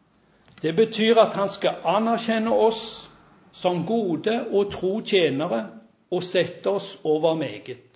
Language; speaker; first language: Norwegian; native; Norwegian